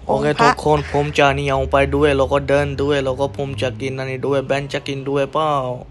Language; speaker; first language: Thai; non-native, fluent; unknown